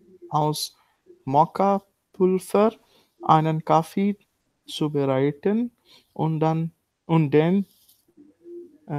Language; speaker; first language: German; non-native, learner; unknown